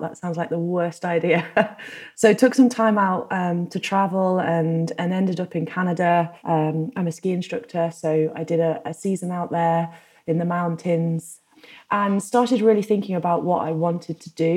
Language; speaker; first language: English; native; English